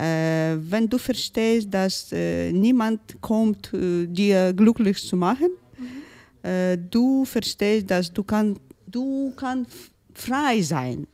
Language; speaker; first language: German; non-native, learner; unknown